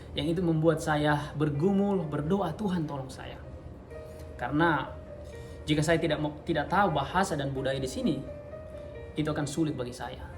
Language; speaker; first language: Indonesian; native; Indonesian